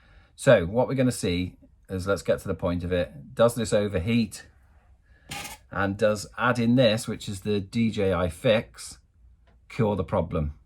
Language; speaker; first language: English; native; English